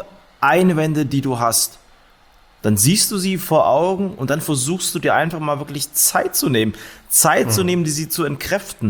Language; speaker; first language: German; native; German